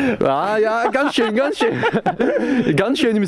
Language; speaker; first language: German; non-native, learner; Dutch